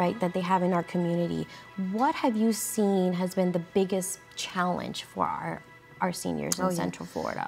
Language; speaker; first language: English; early bilingual, other home language; Spanish